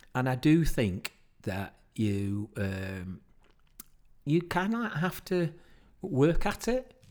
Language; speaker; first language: English; native; English